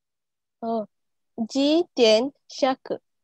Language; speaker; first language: Chinese; non-native, learner; Malay